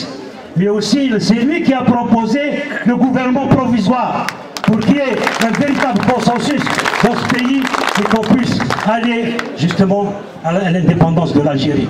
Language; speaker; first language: French; non-native, local second language; Kabyle